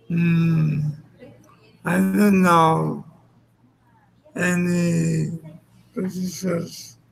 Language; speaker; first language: English; non-native, learner; Spanish